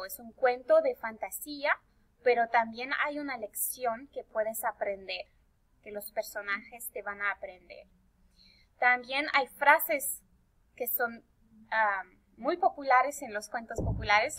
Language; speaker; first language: Spanish; early bilingual, heritage; Spanish